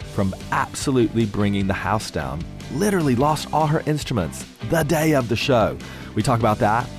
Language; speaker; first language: English; native; English